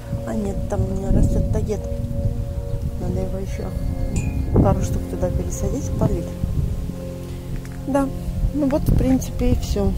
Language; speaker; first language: Russian; native; Russian